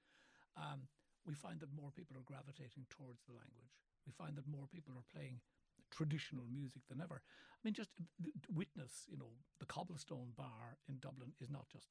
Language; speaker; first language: English; native; English